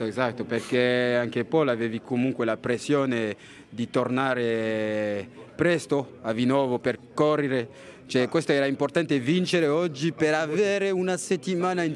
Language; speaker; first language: Italian; non-native, fluent; French